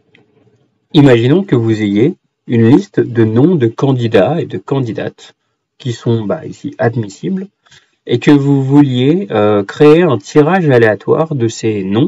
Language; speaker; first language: French; native; French